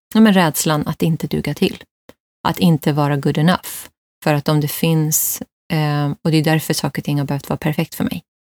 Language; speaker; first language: Swedish; early bilingual, other home language; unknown